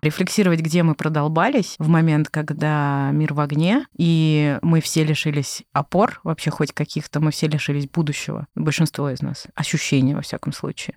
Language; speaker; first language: Russian; native; Russian